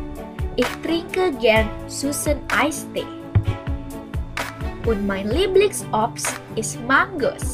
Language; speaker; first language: German; non-native, learner; Indonesian